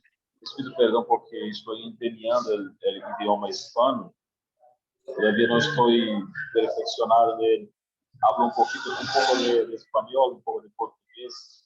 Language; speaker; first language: Spanish; non-native, learner; Portuguese